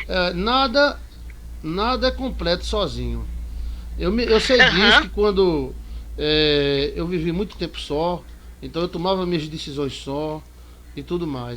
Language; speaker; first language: Portuguese; native; Portuguese